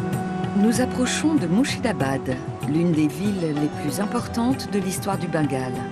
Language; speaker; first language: French; native; French